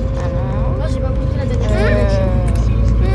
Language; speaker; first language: French; native; French